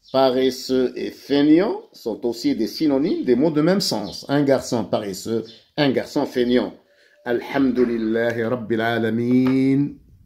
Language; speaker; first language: French; non-native, local second language; Arabic